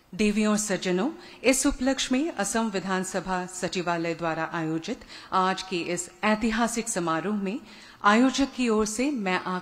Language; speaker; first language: Hindi; non-native, local second language; Assamese